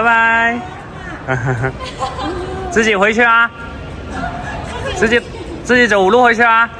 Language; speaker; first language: Chinese; native; Chinese